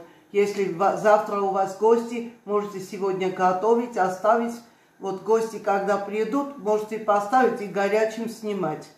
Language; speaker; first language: Russian; non-native, fluent; Armenian